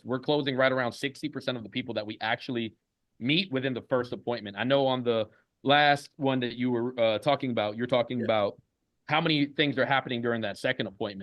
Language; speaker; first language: English; native; English